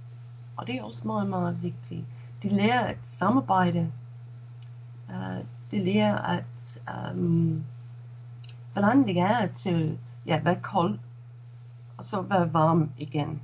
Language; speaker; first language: Danish; non-native, fluent; English